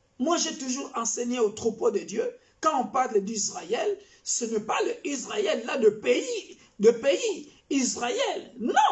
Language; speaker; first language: French; non-native, local second language; Kongo